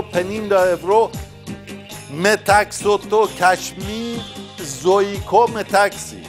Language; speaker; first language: Greek; non-native, fluent; Persian